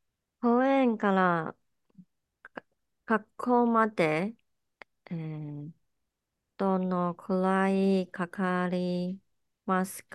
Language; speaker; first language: Japanese; non-native, learner; Chinese